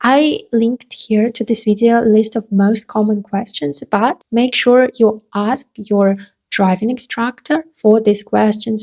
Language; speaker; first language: English; non-native, fluent; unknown